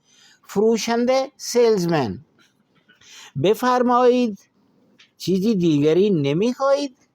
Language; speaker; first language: Persian; non-native, fluent; Urdu